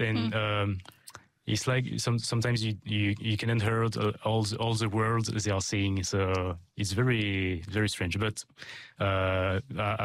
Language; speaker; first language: English; non-native, learner; French